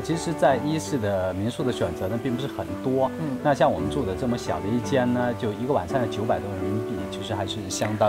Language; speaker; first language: Chinese; native; Chinese